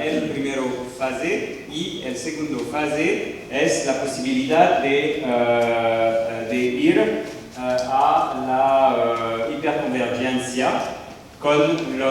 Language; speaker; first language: Spanish; non-native, learner; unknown